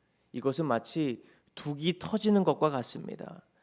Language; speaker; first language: Korean; native; Korean